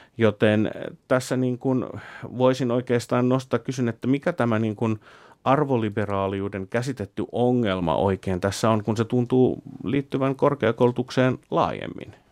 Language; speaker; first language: Finnish; native; Finnish